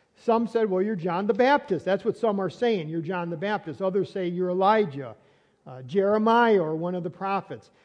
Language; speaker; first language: English; native; English